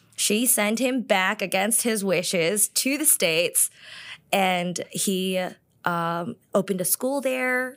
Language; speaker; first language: English; early bilingual, other home language; Korean